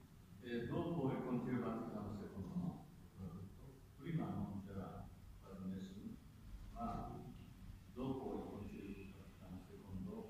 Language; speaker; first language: Italian; non-native, learner; Japanese